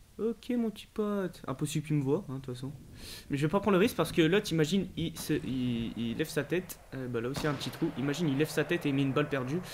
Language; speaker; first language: French; native; French